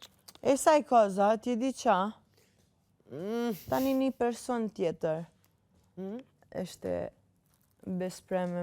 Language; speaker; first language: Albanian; early bilingual, heritage; Albanian